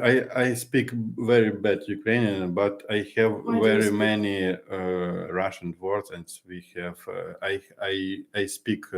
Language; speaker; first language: English; non-native, learner; Ukrainian